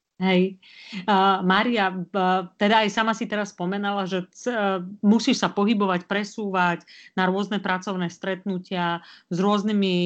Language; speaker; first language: Slovak; native; Slovak